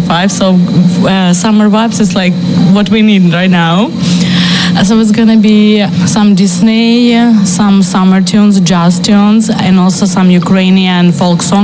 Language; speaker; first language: English; non-native, fluent; Ukrainian